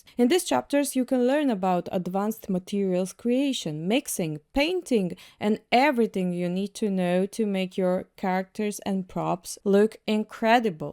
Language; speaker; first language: English; non-native, fluent; Russian